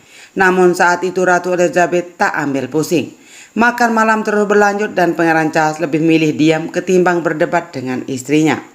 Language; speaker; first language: Indonesian; native; Indonesian